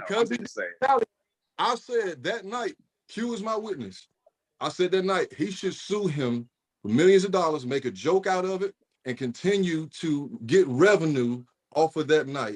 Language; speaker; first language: English; native; English